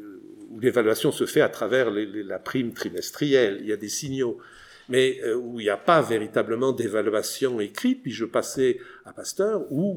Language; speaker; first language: French; native; French